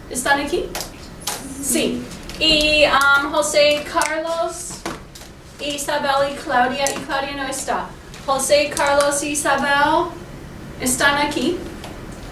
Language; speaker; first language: Spanish; non-native, fluent; English